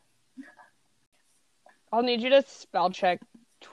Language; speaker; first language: English; native; English